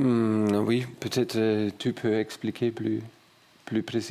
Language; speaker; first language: French; non-native, learner; German